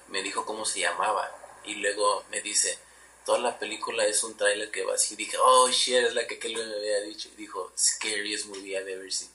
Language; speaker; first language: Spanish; early bilingual, heritage; Spanish